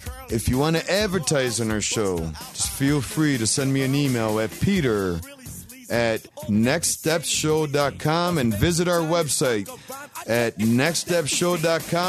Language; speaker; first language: English; native; English